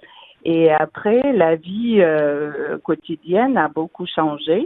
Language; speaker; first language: French; non-native, fluent; Russian